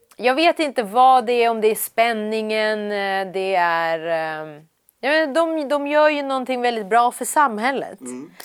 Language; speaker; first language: Swedish; early bilingual, other home language; Persian